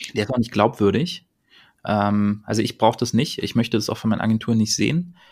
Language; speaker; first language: German; native; German